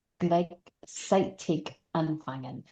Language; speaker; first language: German; non-native, learner; English